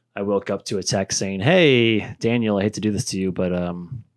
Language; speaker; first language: English; native; English